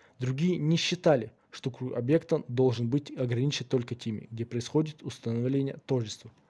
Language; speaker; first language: Russian; non-native, local second language; Kazakh